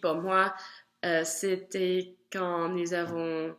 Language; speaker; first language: French; non-native, learner; English